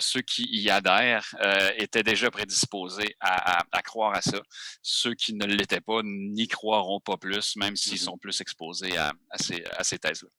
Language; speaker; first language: French; native; French